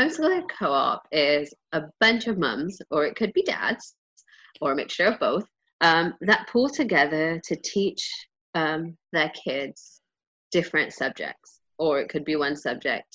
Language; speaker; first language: English; native; English